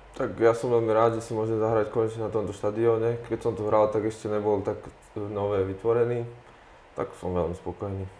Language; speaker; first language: Slovak; native; Slovak